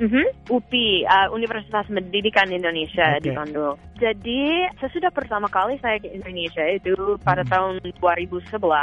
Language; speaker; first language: Indonesian; non-native, fluent; English